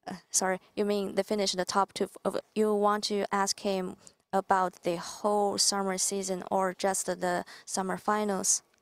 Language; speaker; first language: English; non-native, fluent; Chinese